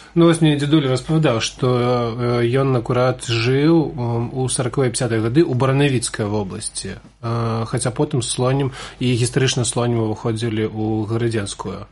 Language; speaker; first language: Belarusian; native; Belarusian